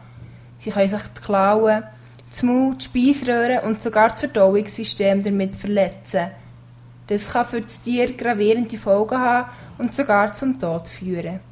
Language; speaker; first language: German; native; German